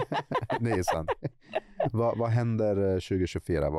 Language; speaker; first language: Swedish; non-native, fluent; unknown